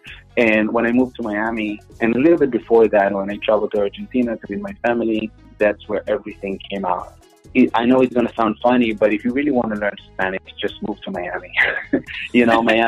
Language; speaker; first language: English; non-native, fluent; Hebrew